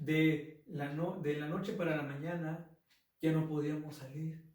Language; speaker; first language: Spanish; native; Spanish